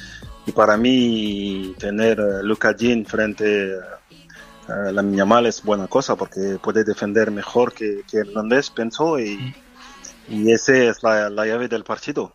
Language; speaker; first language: Spanish; non-native, fluent; French